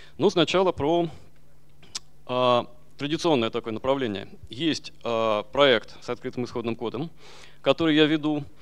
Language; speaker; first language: Russian; native; Russian